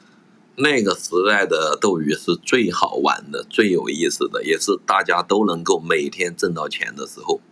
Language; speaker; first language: Chinese; native; Chinese